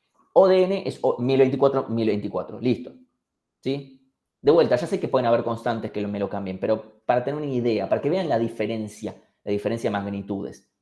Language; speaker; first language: Spanish; native; Spanish